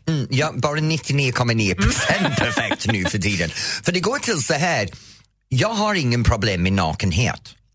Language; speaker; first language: Swedish; non-native, fluent; English